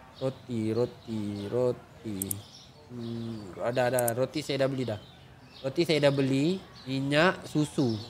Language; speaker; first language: Malay; native; Malay